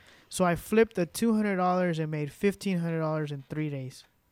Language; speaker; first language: English; early bilingual, other home language; Spanish